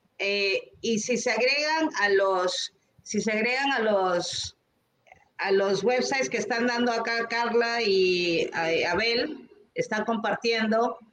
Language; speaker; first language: Spanish; native; Spanish